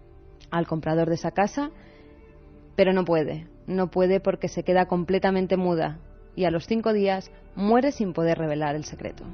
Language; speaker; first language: Spanish; native; Spanish